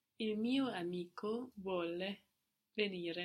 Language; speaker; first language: Italian; non-native, learner; English